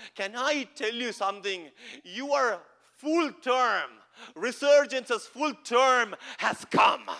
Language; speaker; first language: English; non-native, local second language; Malayalam